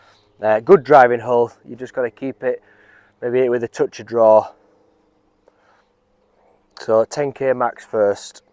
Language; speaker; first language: English; native; English